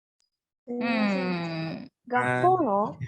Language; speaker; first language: Japanese; non-native, learner; Indonesian